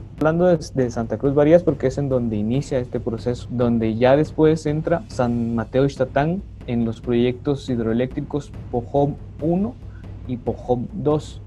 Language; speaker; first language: Spanish; native; Spanish